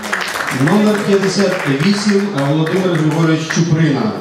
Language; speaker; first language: Ukrainian; native; Ukrainian